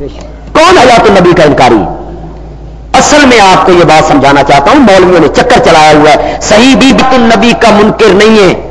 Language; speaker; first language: Urdu; non-native, local second language; Punjabi